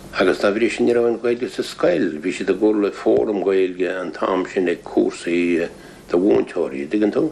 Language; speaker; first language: Irish; non-native, local second language; English